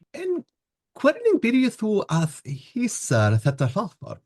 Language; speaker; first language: Icelandic; non-native, learner; English